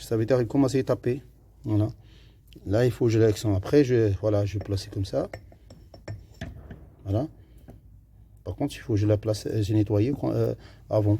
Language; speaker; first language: French; non-native, fluent; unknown